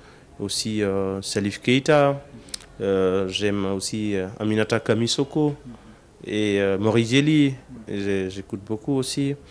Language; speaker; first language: French; non-native, local second language; Fula